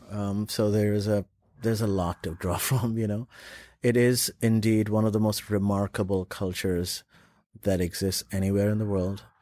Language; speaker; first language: English; non-native, local second language; Urdu